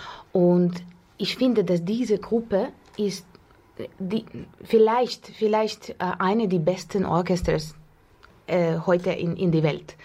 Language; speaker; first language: German; non-native, learner; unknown